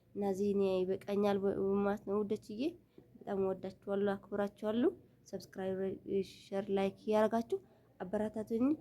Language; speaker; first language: Amharic; non-native, local second language; Tigrinya